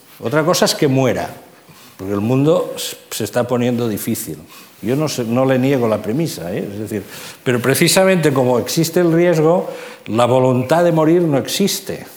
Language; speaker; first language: Spanish; non-native, local second language; Catalan